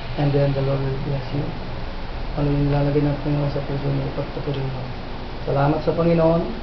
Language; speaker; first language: Filipino; native; Filipino